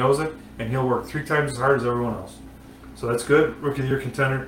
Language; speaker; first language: English; native; English